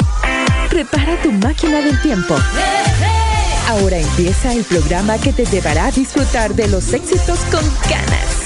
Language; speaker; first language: Spanish; native; Spanish